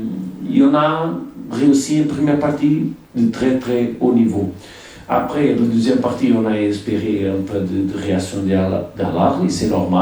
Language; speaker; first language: French; non-native, fluent; Portuguese